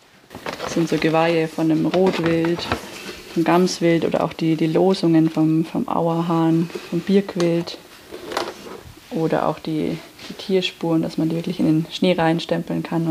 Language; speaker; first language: German; native; German